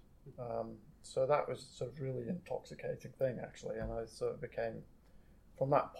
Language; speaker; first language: English; native; English